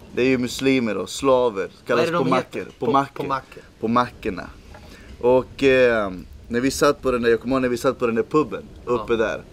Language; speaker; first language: Swedish; early bilingual, other home language; Spanish